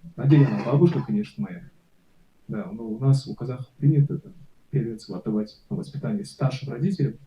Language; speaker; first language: Russian; non-native, local second language; Kazakh